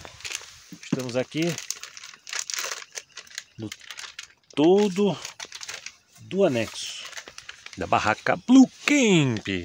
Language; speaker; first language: Portuguese; native; Portuguese